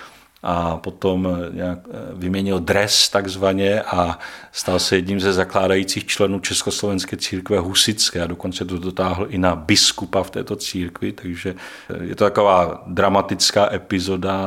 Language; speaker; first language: Czech; native; Czech